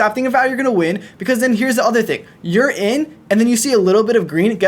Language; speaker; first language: English; native; English